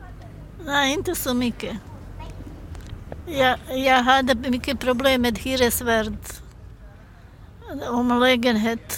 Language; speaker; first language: Swedish; non-native, learner; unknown